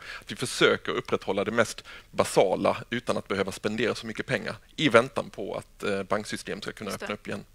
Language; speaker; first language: Swedish; native; Swedish